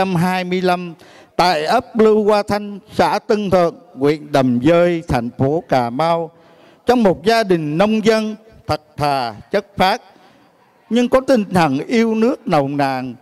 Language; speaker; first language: Vietnamese; native; Vietnamese